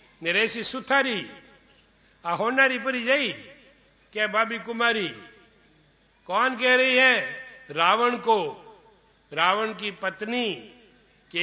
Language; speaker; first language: Hindi; non-native, local second language; Marwari